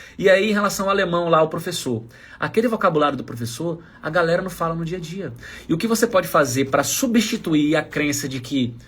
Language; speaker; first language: Portuguese; native; Portuguese